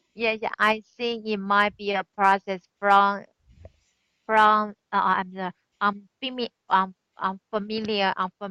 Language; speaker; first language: English; non-native, learner; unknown